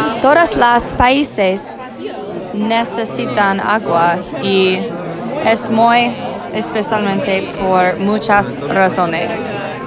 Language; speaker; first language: Spanish; non-native, learner; English